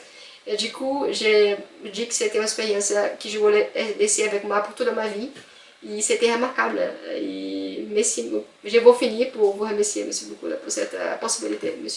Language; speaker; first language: French; non-native, fluent; Portuguese